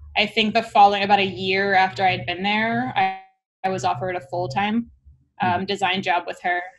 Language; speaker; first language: English; native; English